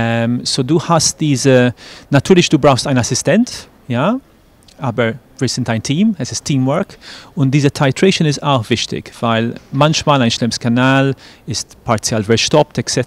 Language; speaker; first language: German; non-native, fluent; English